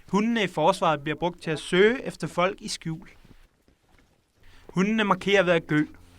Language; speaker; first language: Danish; native; Danish